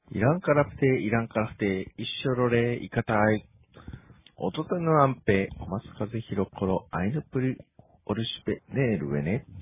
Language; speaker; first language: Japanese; native; Japanese